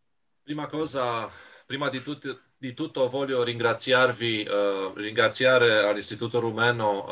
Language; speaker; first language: Italian; non-native, fluent; Romanian